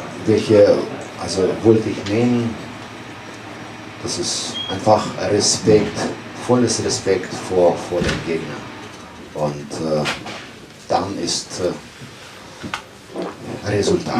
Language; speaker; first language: German; non-native, fluent; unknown